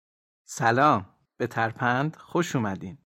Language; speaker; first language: Persian; native; Persian